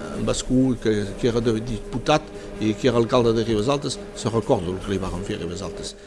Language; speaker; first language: Catalan; early bilingual, heritage; Catalan